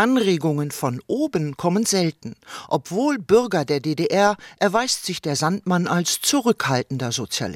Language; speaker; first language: German; native; German